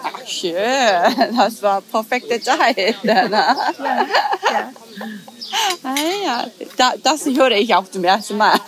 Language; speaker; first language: German; non-native, learner; Korean